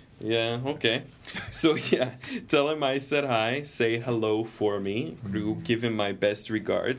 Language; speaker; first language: English; native; English